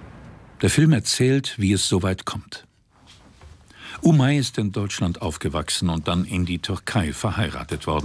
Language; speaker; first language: German; native; German